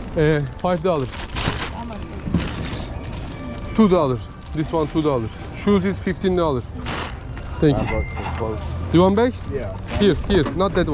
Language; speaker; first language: English; non-native, learner; Turkish